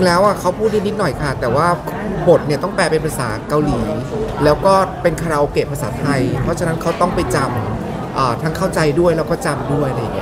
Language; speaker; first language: Thai; native; Thai